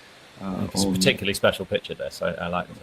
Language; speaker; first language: English; native; English